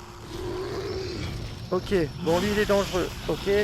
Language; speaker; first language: French; native; French